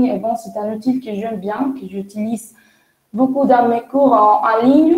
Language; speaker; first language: French; non-native, fluent; Spanish